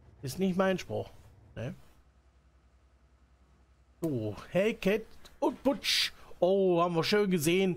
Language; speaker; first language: German; native; German